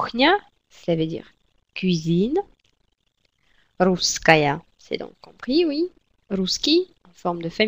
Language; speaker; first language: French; non-native, fluent; Russian